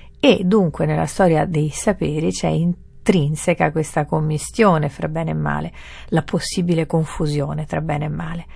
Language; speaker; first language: Italian; native; Italian